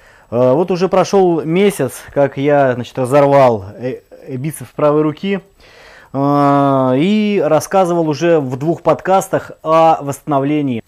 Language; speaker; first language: Russian; native; Russian